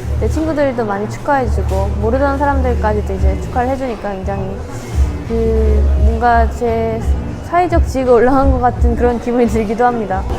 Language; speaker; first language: Korean; early bilingual, heritage; Korean